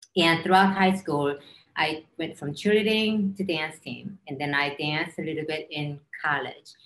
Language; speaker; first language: English; early bilingual, other home language; Korean